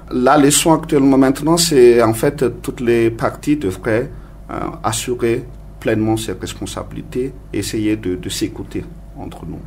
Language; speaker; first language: French; non-native, local second language; Malagasy